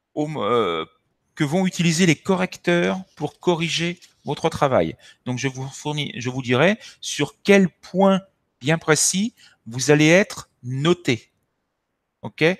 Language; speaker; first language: French; native; French